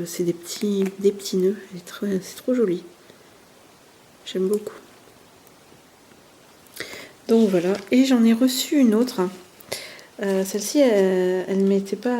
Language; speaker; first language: French; native; French